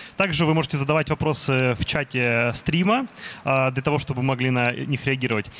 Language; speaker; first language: Russian; native; Russian